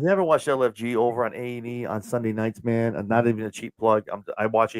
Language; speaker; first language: English; native; English